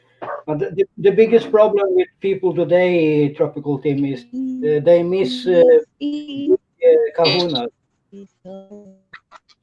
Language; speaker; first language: English; non-native, fluent; Norwegian